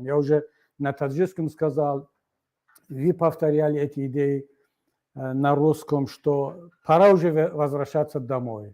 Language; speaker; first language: Russian; non-native, local second language; Tajik